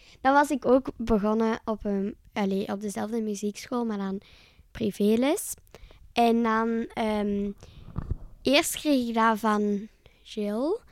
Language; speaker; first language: Dutch; native; Dutch